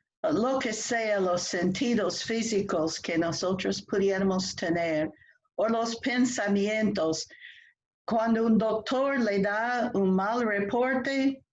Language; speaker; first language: Spanish; non-native, fluent; English